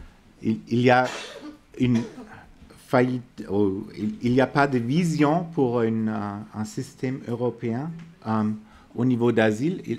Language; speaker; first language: French; non-native, fluent; German